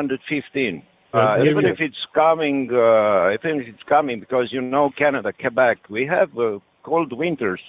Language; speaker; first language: English; non-native, learner; French